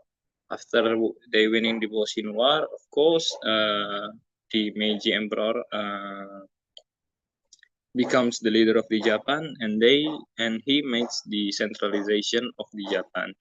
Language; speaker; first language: English; non-native, learner; Indonesian